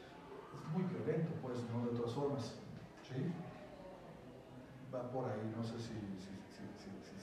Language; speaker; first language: Spanish; native; Spanish